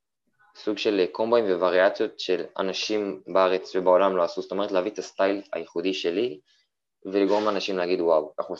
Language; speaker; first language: Hebrew; native; Hebrew